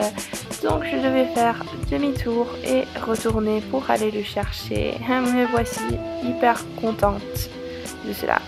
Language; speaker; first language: French; non-native, fluent; Finnish